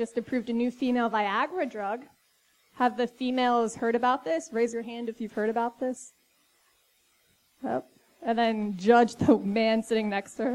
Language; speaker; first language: English; native; English